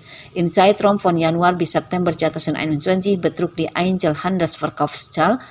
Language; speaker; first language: German; non-native, fluent; Indonesian